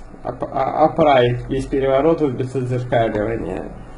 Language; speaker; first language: Russian; native; Russian